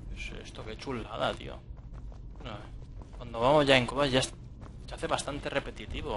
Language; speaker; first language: Spanish; native; Spanish